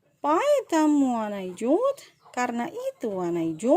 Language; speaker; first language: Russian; non-native, fluent; Indonesian